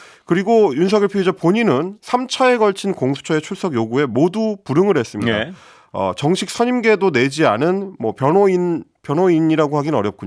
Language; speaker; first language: Korean; native; Korean